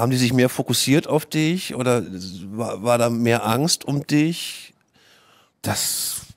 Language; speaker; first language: German; native; German